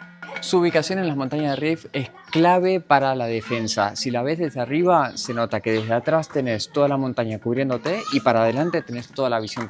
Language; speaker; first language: Spanish; native; Spanish